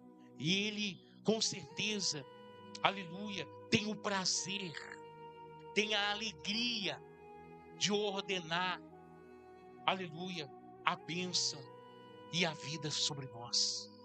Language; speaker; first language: Portuguese; native; Portuguese